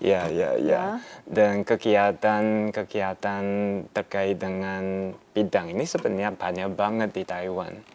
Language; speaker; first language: Indonesian; non-native, fluent; Chinese